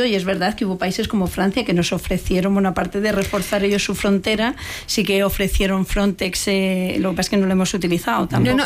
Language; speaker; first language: Spanish; native; Spanish